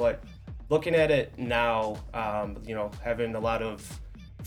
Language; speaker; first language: English; native; English